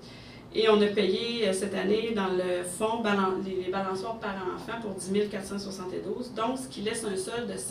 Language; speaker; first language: French; native; French